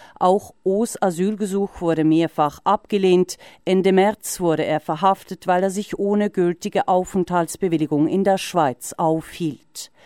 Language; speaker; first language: German; native; German